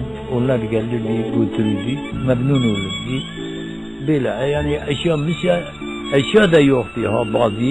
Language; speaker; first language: Turkish; non-native, local second language; Kurdish